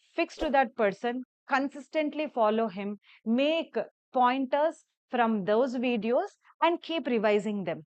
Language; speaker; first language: English; non-native, local second language; Telugu